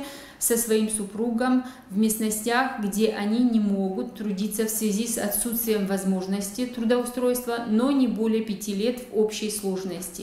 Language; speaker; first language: Russian; native; Russian